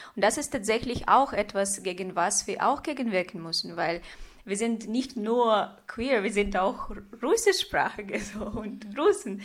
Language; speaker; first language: German; non-native, fluent; Russian